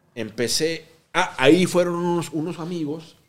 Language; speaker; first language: Spanish; native; Spanish